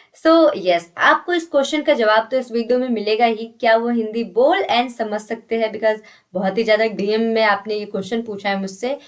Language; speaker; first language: Hindi; native; Hindi